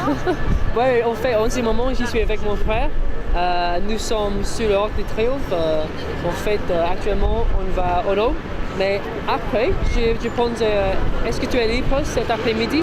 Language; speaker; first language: French; non-native, learner; English